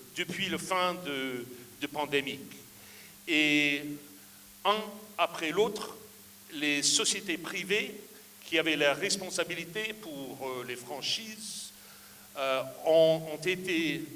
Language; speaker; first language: French; non-native, fluent; English